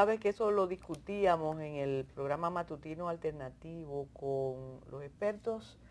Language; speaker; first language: Spanish; native; Spanish